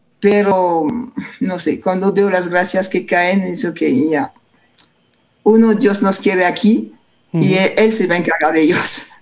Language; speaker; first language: Spanish; non-native, fluent; French